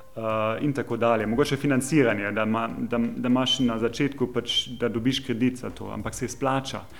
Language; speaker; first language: Slovenian; non-native, fluent; German